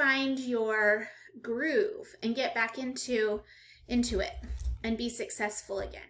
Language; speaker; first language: English; native; English